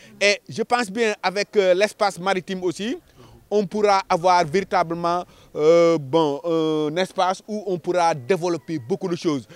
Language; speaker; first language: French; non-native, local second language; Wolof